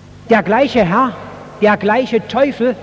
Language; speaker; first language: German; native; German